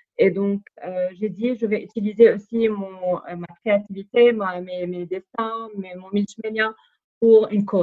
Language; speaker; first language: French; non-native, fluent; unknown